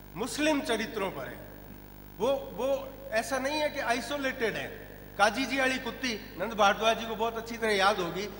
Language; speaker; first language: Hindi; non-native, local second language; Rajasthani